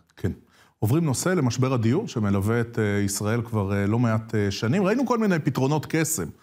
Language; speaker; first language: Hebrew; native; Hebrew